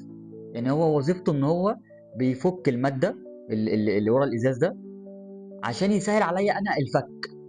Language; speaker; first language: Arabic; native; Arabic